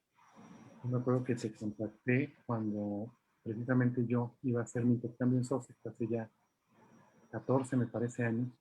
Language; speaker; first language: Spanish; native; Spanish